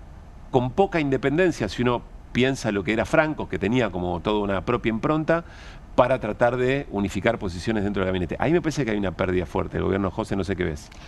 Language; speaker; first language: Spanish; native; Spanish